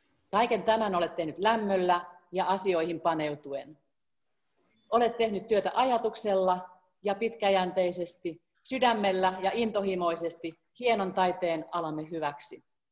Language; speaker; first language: Finnish; native; Finnish